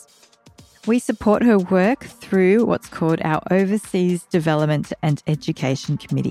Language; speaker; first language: English; native; English